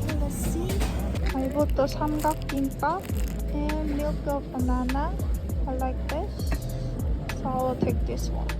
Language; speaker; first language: English; non-native, learner; Korean